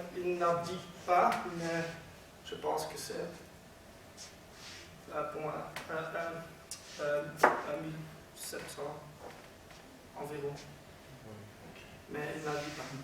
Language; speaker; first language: French; non-native, learner; Dutch